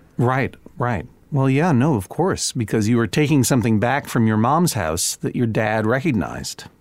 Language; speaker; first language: English; native; English